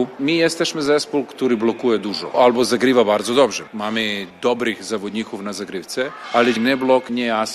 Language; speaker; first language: Polish; non-native, fluent; Serbian